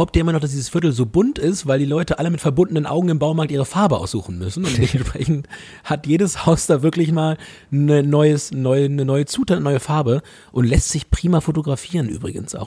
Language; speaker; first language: German; native; German